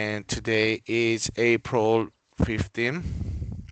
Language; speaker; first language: English; non-native, fluent; Spanish